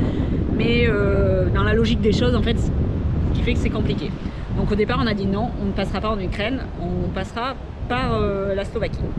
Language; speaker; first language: French; native; French